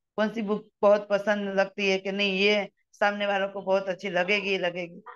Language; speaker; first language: Hindi; native; Hindi